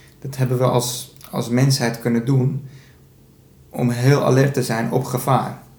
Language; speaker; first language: Dutch; early bilingual, other home language; Persian